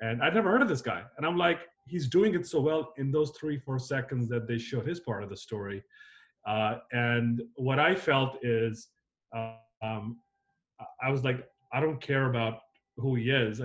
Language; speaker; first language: English; native; English